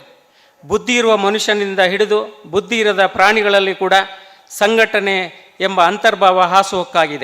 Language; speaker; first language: Kannada; native; Kannada